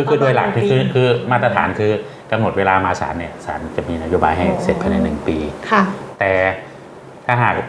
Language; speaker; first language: Thai; native; Thai